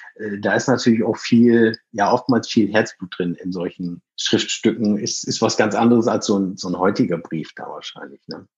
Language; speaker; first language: German; native; German